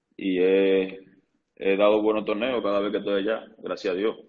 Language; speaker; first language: Spanish; native; Spanish